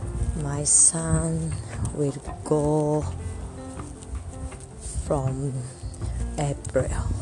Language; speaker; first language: English; non-native, learner; Japanese